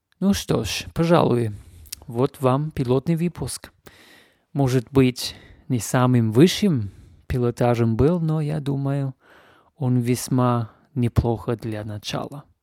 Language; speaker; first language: Russian; non-native, fluent; English